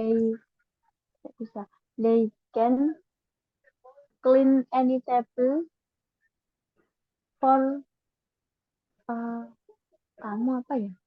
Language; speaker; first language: English; non-native, learner; Indonesian